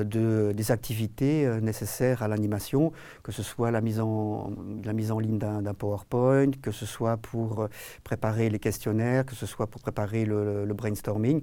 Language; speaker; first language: French; native; French